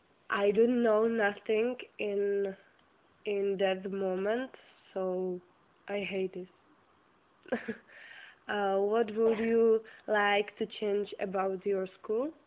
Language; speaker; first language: English; non-native, learner; Czech